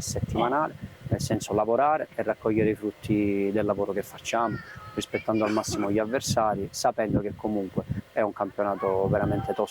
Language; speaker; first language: Italian; native; Italian